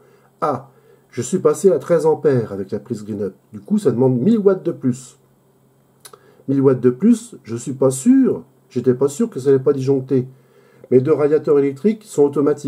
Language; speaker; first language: French; native; French